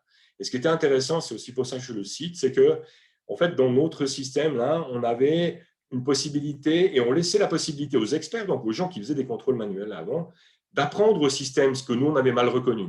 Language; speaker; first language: French; native; French